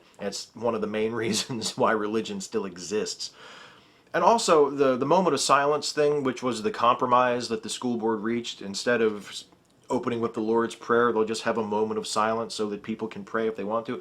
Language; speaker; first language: English; native; English